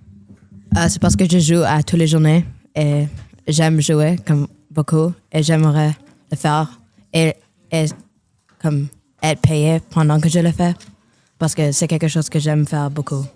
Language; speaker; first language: French; non-native, local second language; English